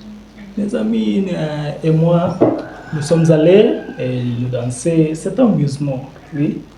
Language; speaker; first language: French; non-native, learner; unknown